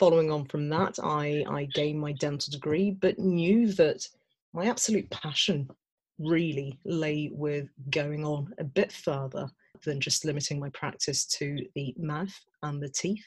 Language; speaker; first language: English; native; English